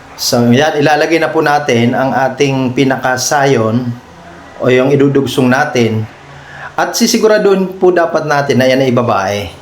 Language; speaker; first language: Filipino; native; Filipino